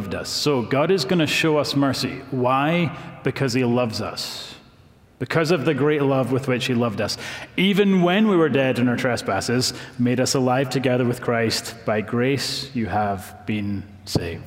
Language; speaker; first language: English; native; English